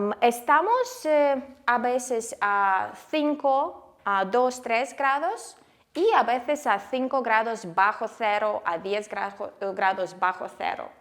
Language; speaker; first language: Spanish; non-native, fluent; Ukrainian